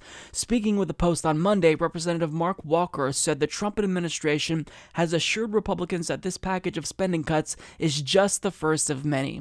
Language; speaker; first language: English; native; English